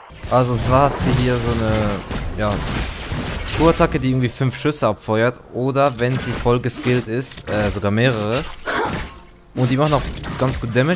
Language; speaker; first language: German; native; German